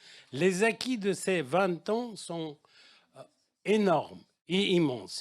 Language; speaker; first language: French; non-native, fluent; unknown